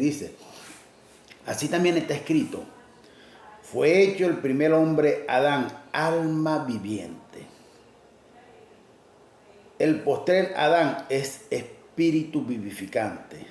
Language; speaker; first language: Spanish; native; Spanish